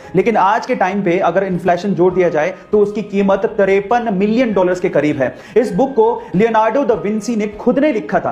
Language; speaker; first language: Hindi; native; Hindi